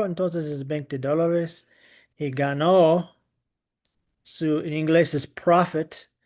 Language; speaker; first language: Spanish; non-native, fluent; English